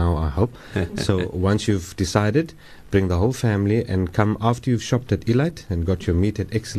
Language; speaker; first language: English; native; English